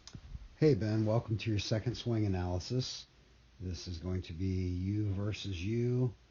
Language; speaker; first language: English; native; English